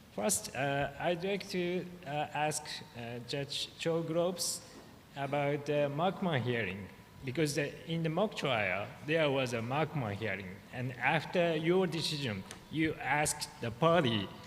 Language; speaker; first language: English; non-native, fluent; Japanese